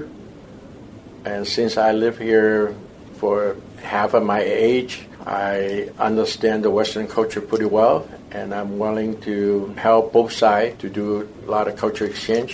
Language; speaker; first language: English; non-native, local second language; Cantonese